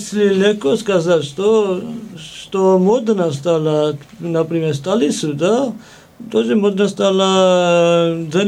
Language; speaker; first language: Russian; non-native, fluent; Georgian